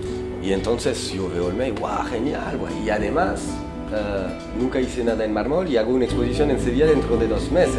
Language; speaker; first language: Spanish; non-native, fluent; French